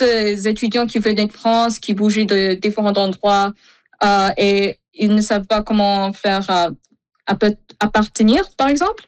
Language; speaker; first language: French; non-native, fluent; Filipino